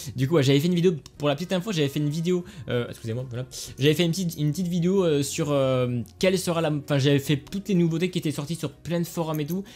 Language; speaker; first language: French; native; French